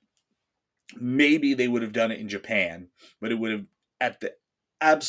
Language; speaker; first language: English; native; English